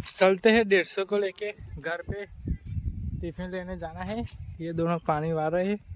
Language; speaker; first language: Hindi; non-native, local second language; Gujarati